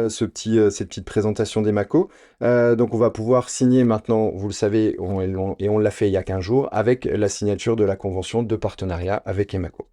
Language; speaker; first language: French; native; French